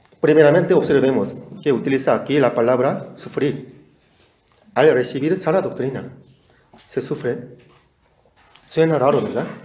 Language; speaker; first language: Spanish; non-native, fluent; Korean